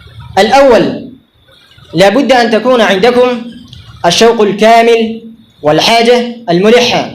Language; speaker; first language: Arabic; non-native, fluent; Urdu